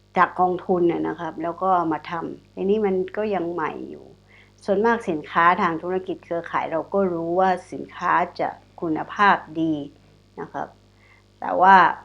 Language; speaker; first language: Thai; non-native, local second language; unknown